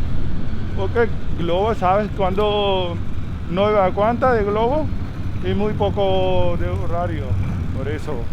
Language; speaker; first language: Spanish; non-native, learner; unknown